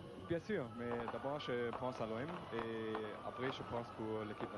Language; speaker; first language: French; non-native, fluent; German